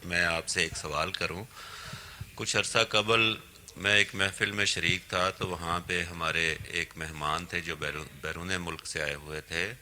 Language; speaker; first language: Urdu; native; Urdu